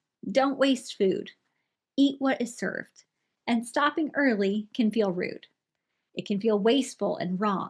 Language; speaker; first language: English; native; English